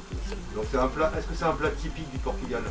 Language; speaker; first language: French; native; French